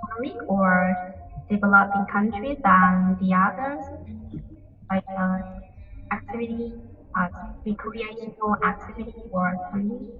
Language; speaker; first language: English; non-native, learner; Vietnamese